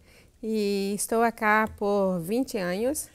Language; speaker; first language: Spanish; non-native, learner; Portuguese